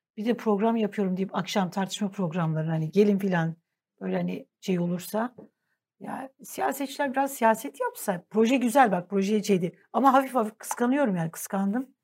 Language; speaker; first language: Turkish; native; Turkish